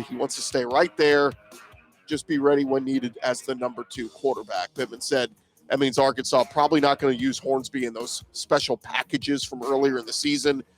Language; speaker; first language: English; native; English